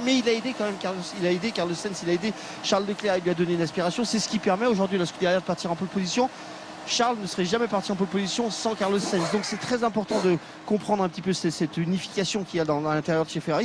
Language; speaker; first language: French; native; French